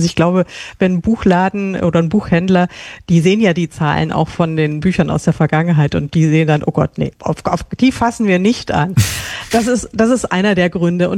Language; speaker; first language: German; native; German